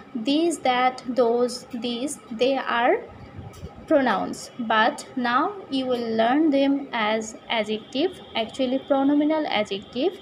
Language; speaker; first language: English; non-native, local second language; Bangla